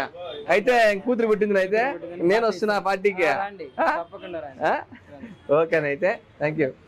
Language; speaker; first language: Telugu; native; Telugu